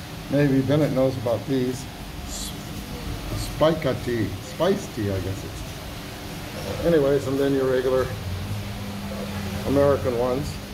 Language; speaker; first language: English; native; English